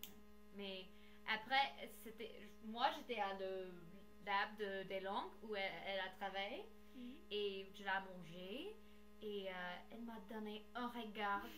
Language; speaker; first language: French; non-native, learner; English